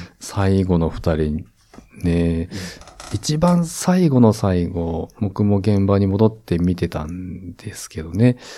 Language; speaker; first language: Japanese; native; Japanese